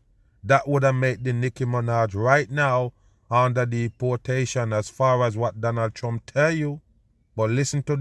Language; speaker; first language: English; native; English